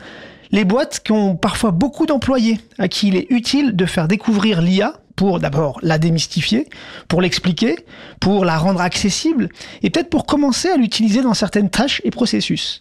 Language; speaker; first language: French; native; French